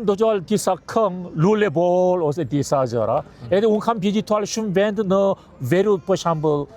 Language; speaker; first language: Albanian; non-native, learner; Korean